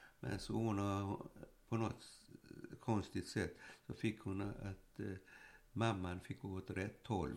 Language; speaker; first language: Swedish; early bilingual, other home language; Polish